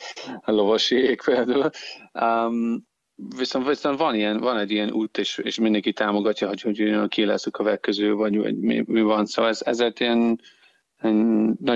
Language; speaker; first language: Hungarian; non-native, fluent; English